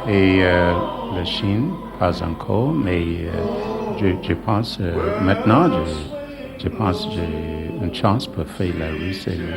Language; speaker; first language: French; non-native, learner; English